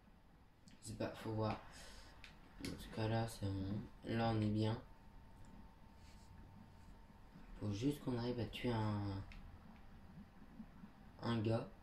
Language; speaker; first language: French; native; French